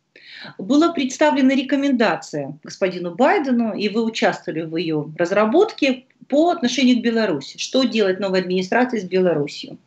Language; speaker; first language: Russian; native; Russian